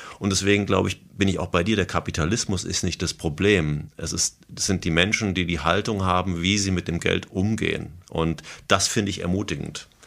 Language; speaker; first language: German; native; German